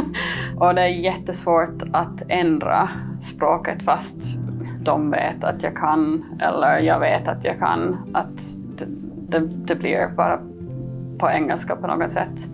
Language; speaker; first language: Swedish; non-native, fluent; English